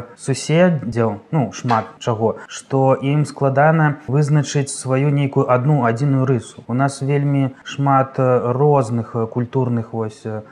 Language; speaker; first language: Belarusian; native; Belarusian